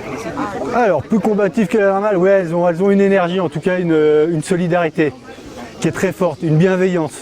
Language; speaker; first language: French; native; French